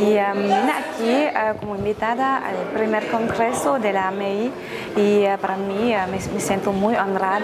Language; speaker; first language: Spanish; non-native, fluent; German